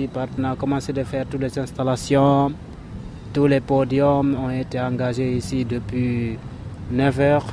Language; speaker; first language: French; non-native, local second language; Fula